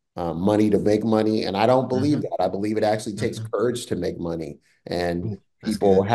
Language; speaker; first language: English; native; English